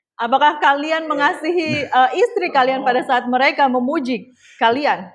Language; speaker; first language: Indonesian; native; Indonesian